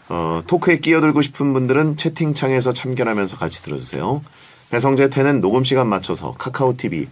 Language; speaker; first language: Korean; native; Korean